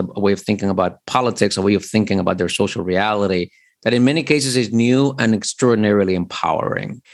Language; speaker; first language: English; early bilingual, other home language; Spanish